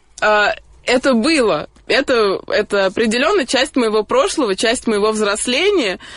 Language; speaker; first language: Russian; early bilingual, heritage; Russian